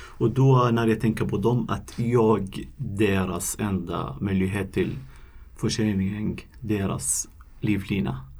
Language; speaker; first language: Swedish; non-native, fluent; Arabic